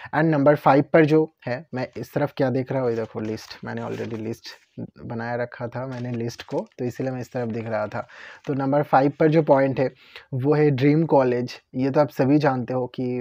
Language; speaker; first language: Hindi; non-native, local second language; Bangla